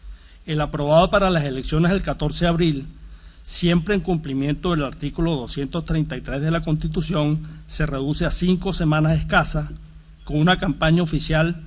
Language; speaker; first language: Spanish; native; Spanish